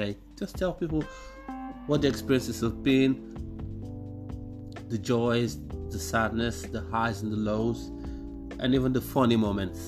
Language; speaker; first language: English; non-native, local second language; Igbo